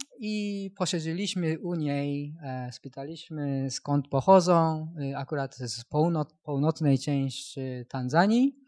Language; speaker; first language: Polish; non-native, learner; Japanese